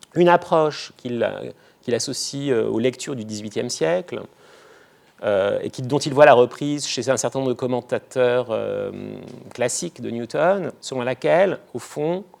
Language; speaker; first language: French; native; French